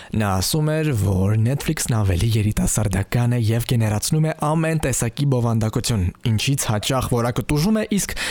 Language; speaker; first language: Armenian; native; Armenian